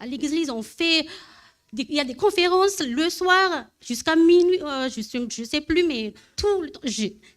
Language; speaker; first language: French; non-native, learner; Malagasy